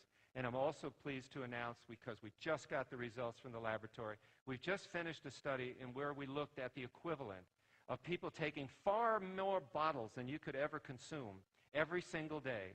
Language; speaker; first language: English; native; English